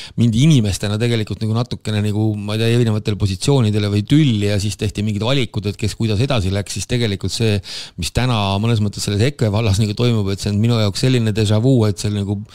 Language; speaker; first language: Estonian; native; Estonian